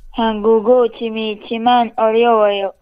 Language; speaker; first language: Korean; non-native, learner; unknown